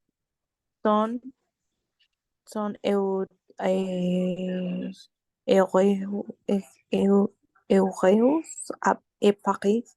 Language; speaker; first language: French; non-native, learner; Spanish